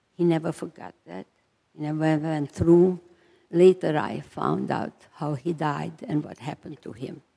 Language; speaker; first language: English; non-native, fluent; Hungarian